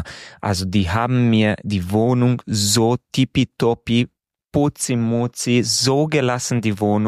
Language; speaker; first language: German; non-native, fluent; Romanian